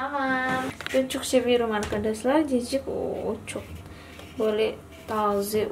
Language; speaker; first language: Turkish; non-native, learner; Indonesian